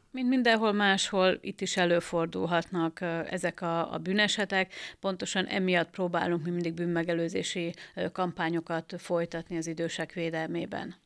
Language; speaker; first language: Hungarian; native; Hungarian